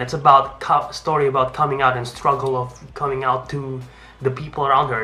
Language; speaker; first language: English; non-native, fluent; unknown